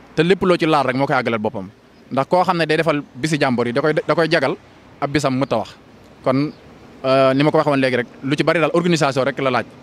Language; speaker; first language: Wolof; native; Wolof